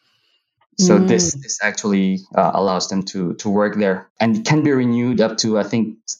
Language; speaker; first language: English; non-native, local second language; Hiligaynon